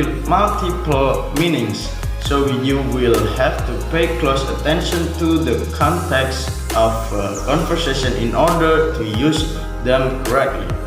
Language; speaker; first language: English; non-native, learner; Indonesian